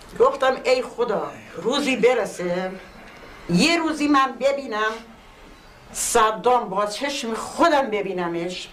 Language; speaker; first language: Persian; non-native, local second language; Assyrian Neo-Aramaic